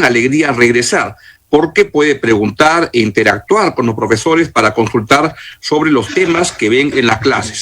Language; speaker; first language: Spanish; native; Spanish